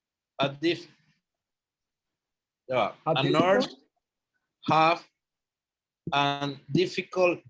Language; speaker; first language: English; non-native, learner; Spanish